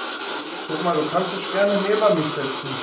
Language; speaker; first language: German; native; German